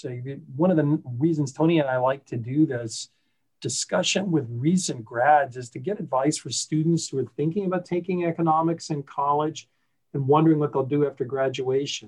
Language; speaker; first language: English; native; English